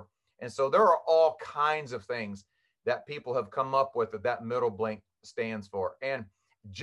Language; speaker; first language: English; native; English